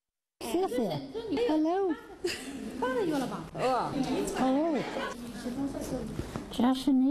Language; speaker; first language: Chinese; non-native, local second language; English